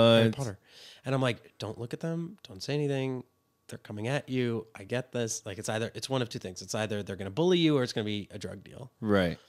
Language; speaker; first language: English; native; English